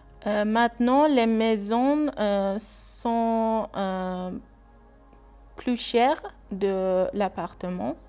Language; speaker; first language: French; non-native, learner; Persian